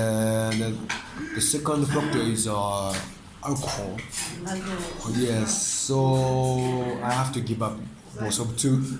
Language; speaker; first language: English; non-native, learner; Japanese